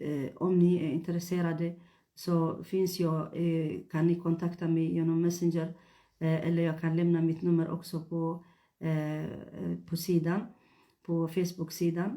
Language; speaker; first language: Swedish; non-native, fluent; Tigrinya